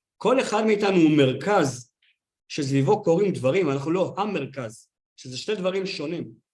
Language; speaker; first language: Hebrew; native; Hebrew